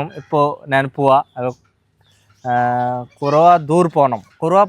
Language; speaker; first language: Malayalam; non-native, learner; Bangla